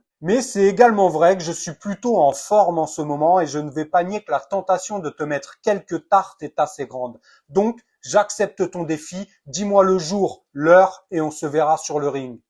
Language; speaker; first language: French; native; French